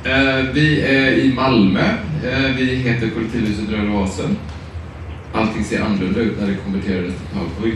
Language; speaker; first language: Swedish; native; Swedish